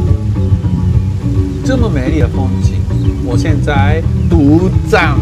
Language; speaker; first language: Chinese; non-native, fluent; Japanese